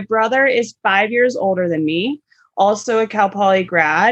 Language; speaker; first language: English; native; English